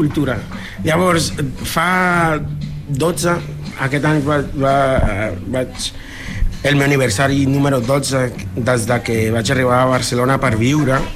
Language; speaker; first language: Catalan; non-native, fluent; Spanish